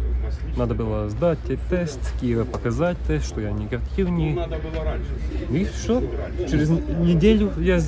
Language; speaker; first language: Russian; non-native, learner; Latvian